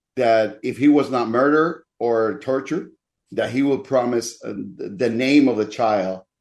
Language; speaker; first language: English; non-native, fluent; Spanish